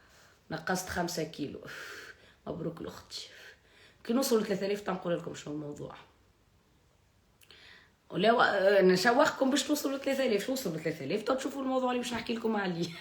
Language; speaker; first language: Arabic; native; Arabic